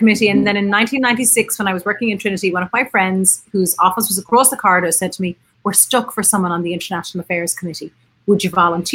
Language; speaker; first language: English; native; English